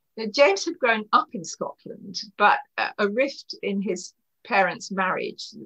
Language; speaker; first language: English; native; English